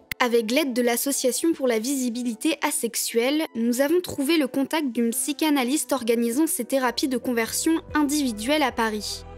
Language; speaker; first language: French; native; French